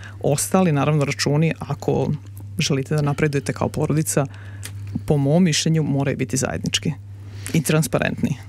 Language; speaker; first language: Serbian; native; Serbian